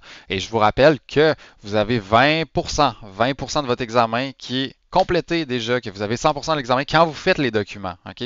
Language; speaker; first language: French; native; French